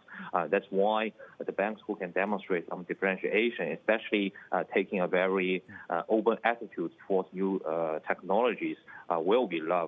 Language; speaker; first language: English; non-native, fluent; Chinese